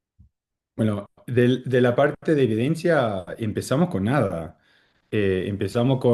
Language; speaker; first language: Spanish; early bilingual, heritage; Spanish